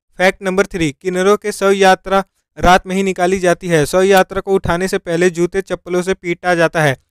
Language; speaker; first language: Hindi; native; Hindi